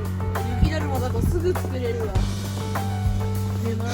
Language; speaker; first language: Japanese; native; Japanese